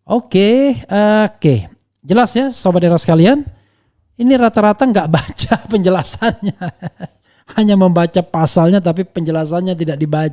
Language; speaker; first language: Indonesian; native; Indonesian